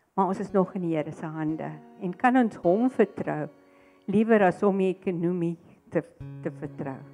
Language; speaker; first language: Afrikaans; native; Afrikaans